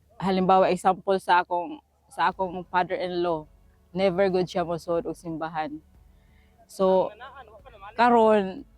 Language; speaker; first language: Cebuano; native; Cebuano